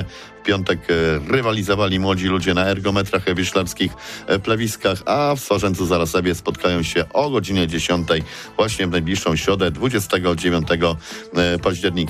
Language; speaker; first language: Polish; native; Polish